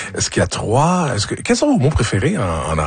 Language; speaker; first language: French; native; French